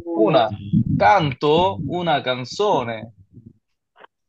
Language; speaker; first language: Italian; non-native, fluent; Bangla